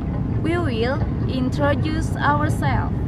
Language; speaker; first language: English; non-native, learner; Indonesian